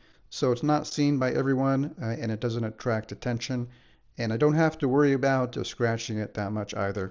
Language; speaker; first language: English; native; English